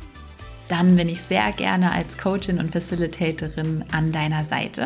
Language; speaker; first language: German; native; German